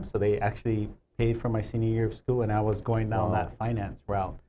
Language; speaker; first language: English; native; English